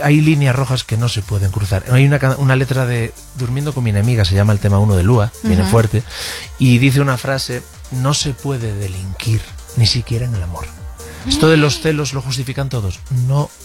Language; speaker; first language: Spanish; non-native, local second language; Galician